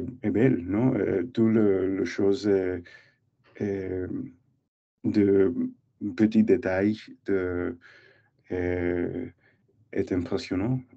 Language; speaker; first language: French; non-native, learner; English